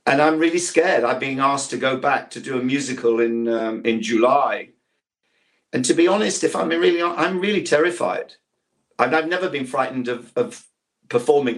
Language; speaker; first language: English; native; English